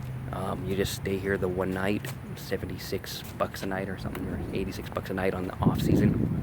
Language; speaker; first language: English; native; English